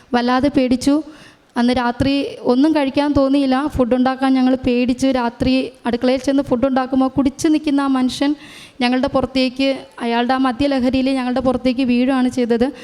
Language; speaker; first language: Malayalam; native; Malayalam